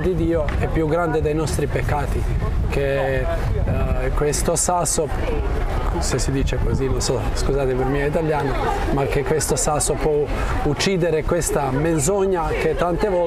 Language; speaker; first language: Italian; non-native, fluent; Croatian